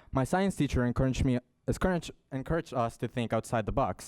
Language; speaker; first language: English; early bilingual, other home language; Spanish